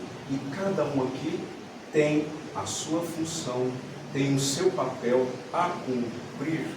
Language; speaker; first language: Portuguese; native; Portuguese